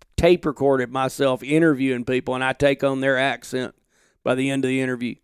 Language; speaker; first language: English; native; English